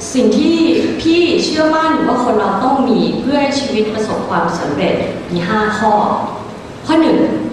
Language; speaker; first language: Thai; early bilingual, other home language; English